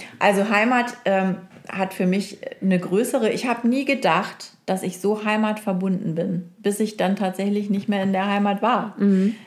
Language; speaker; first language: German; native; German